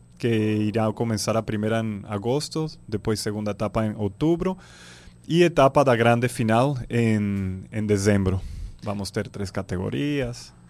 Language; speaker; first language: Portuguese; non-native, fluent; Spanish